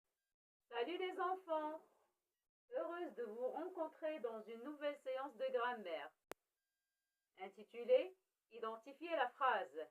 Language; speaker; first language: French; non-native, local second language; Arabic